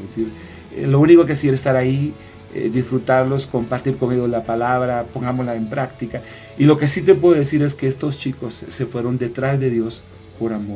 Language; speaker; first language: Spanish; native; Spanish